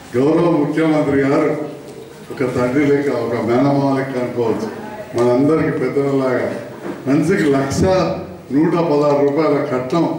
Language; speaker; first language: Telugu; native; Telugu